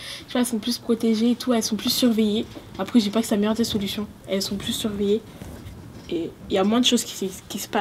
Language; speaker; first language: French; native; French